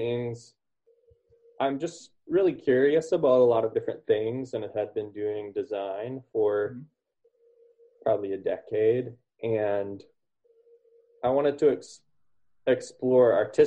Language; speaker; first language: English; native; English